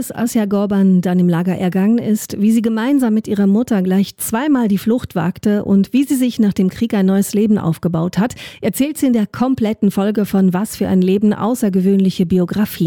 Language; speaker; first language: German; native; German